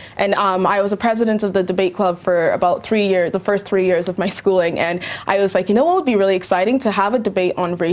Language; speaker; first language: English; native; English